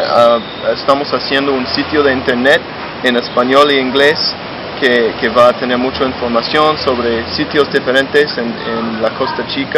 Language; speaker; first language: Spanish; non-native, fluent; English